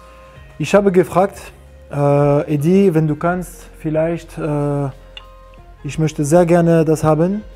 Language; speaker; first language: German; non-native, learner; French